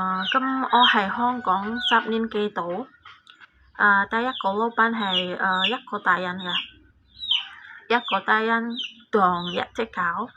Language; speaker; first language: Cantonese; non-native, fluent; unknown